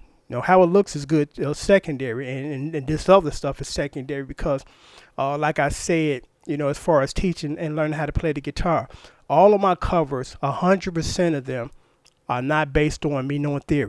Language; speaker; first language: English; native; English